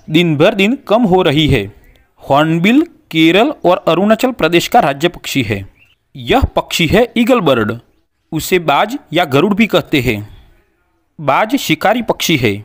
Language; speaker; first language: Hindi; non-native, local second language; Gujarati